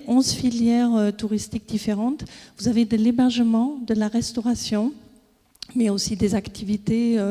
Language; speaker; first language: French; non-native, fluent; German